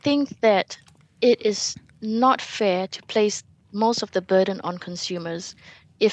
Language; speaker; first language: English; non-native, local second language; Malay